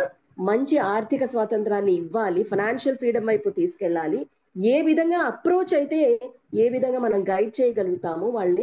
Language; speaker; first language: Telugu; native; Telugu